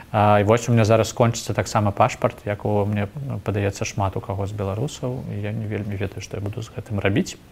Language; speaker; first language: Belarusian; non-native, local second language; Russian